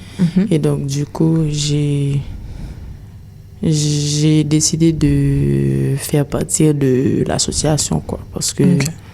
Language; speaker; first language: French; non-native, local second language; Haitian Creole